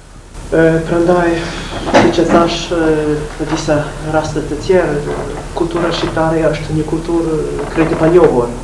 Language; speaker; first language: Albanian; non-native, fluent; English